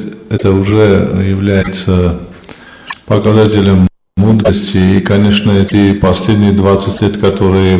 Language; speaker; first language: Russian; non-native, local second language; Armenian